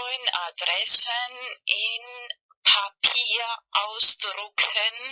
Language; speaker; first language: German; non-native, fluent; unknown